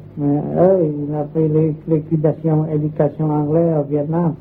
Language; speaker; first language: French; non-native, learner; Vietnamese